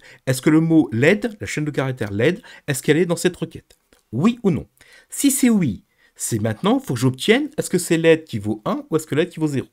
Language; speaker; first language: French; native; French